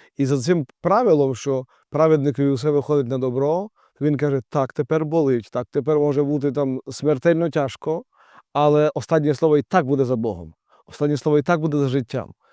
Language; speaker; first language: Ukrainian; native; Ukrainian